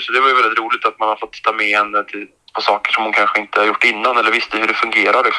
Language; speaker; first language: Swedish; native; Swedish